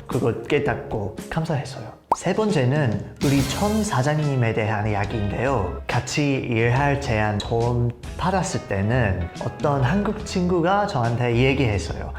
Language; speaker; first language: Korean; non-native, fluent; English